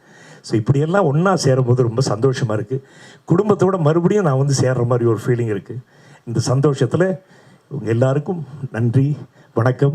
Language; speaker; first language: Tamil; native; Tamil